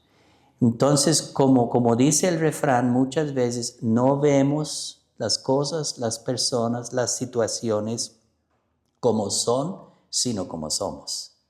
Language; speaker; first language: Spanish; non-native, fluent; English